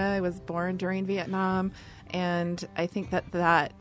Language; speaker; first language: English; native; English